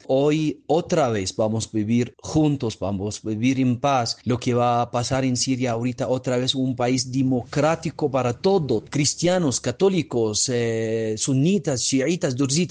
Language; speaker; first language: Spanish; non-native, fluent; Arabic